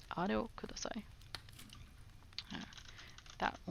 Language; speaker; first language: Japanese; non-native, learner; English